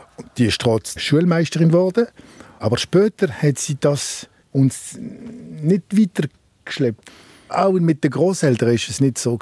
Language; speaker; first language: German; non-native, local second language; Swiss German